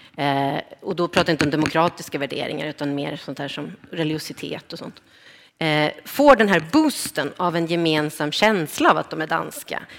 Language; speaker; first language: Swedish; native; Swedish